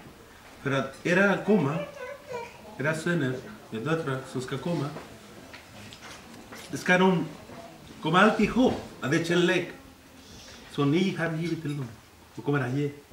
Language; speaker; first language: Swedish; non-native, learner; Spanish